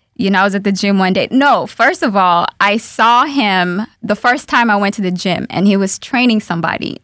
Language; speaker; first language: English; early bilingual, other home language; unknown